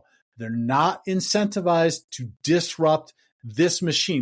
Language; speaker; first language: English; native; English